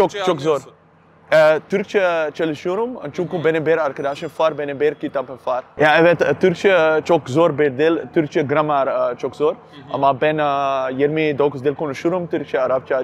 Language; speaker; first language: Turkish; non-native, learner; Dutch